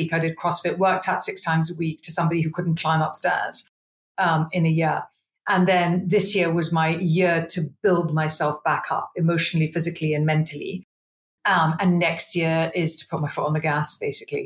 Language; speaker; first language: English; non-native, local second language; Punjabi